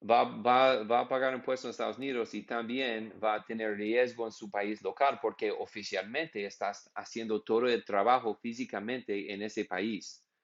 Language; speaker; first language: Spanish; non-native, learner; English